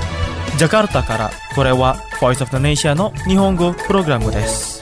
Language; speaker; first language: Japanese; non-native, fluent; Indonesian